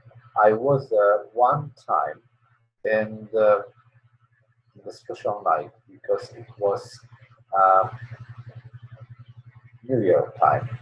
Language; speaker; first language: English; non-native, learner; Polish